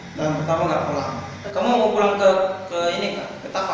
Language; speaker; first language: Indonesian; native; Indonesian